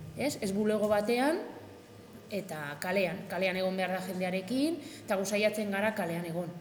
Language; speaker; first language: Basque; non-native, local second language; Spanish